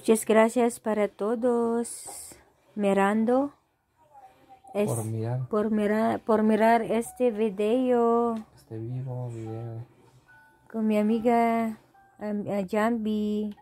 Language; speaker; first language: Spanish; non-native, learner; Filipino